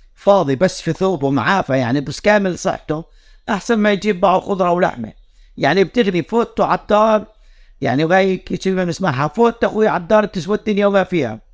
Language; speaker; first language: Arabic; native; Arabic